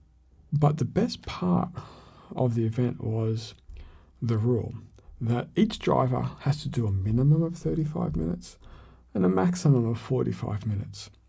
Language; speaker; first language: English; native; English